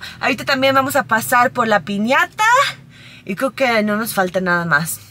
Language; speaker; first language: Spanish; non-native, fluent; English